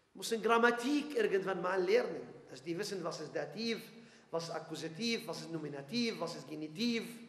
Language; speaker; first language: German; non-native, fluent; Arabic